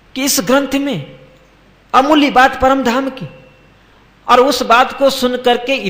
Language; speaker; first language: Hindi; non-native, local second language; Gujarati